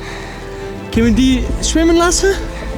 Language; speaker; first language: German; non-native, learner; Dutch